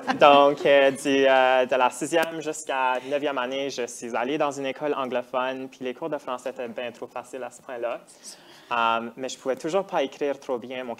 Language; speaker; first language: French; early bilingual, other home language; Tamil